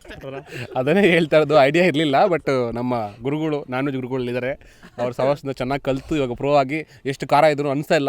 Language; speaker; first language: Kannada; native; Kannada